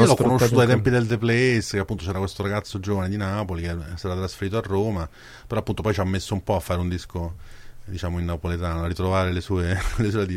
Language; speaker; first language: Italian; native; Italian